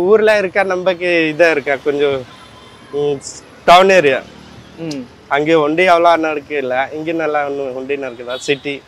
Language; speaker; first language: Tamil; non-native, learner; Hindi